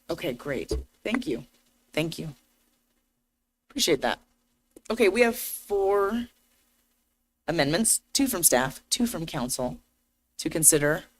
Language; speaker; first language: English; native; English